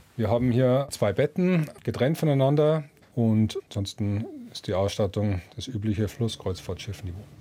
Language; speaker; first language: German; native; German